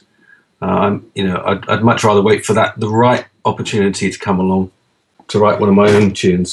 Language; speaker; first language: English; native; English